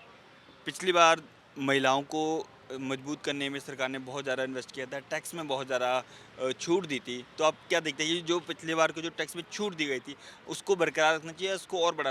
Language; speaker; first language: Hindi; native; Hindi